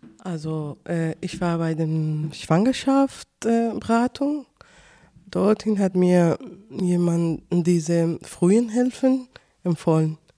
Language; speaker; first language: German; non-native, learner; Persian